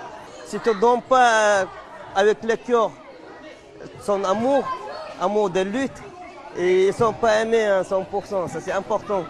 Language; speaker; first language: French; non-native, learner; Chechen